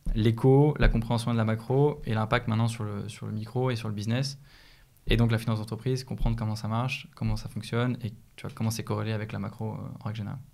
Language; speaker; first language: French; native; French